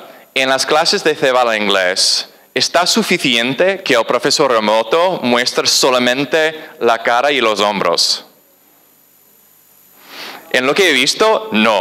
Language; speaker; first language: Spanish; non-native, fluent; English